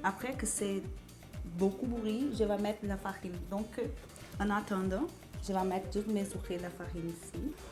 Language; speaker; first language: French; non-native, learner; Portuguese